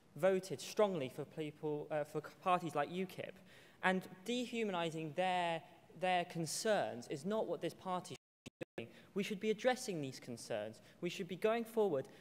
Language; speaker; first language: English; native; English